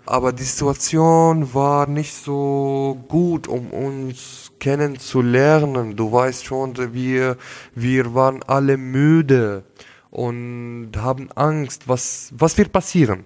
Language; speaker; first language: German; non-native, local second language; Arabic